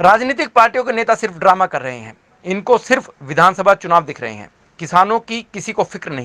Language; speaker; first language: Hindi; native; Hindi